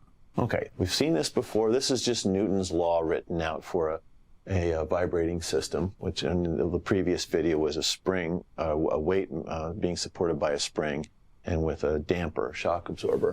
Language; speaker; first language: English; native; English